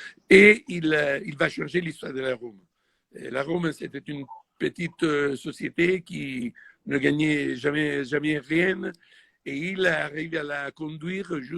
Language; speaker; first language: French; non-native, fluent; Italian